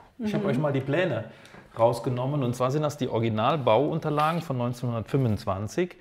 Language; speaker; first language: German; native; German